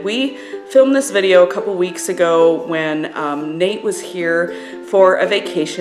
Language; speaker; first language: English; native; English